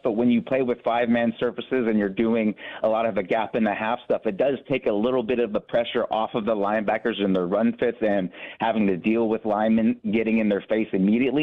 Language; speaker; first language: English; native; English